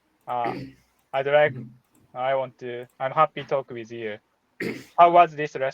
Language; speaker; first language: English; non-native, learner; Japanese